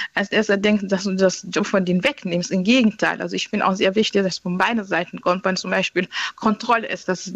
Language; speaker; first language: German; non-native, fluent; Tigrinya